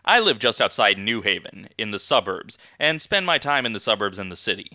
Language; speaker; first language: English; native; English